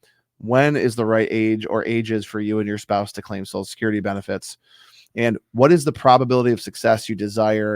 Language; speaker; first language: English; native; English